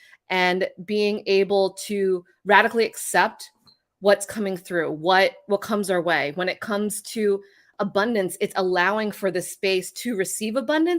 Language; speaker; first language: English; native; English